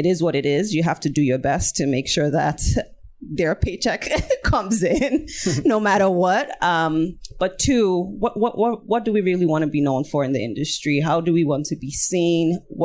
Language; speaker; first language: English; non-native, local second language; Yoruba